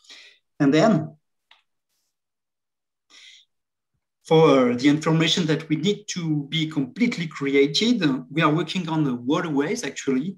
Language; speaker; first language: English; non-native, fluent; French